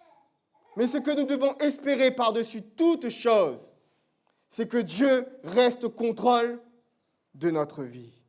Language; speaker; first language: French; native; French